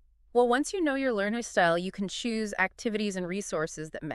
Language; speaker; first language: English; native; English